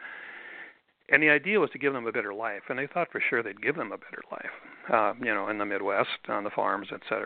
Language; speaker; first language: English; native; English